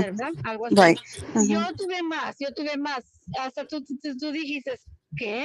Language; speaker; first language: Spanish; early bilingual, heritage; Spanish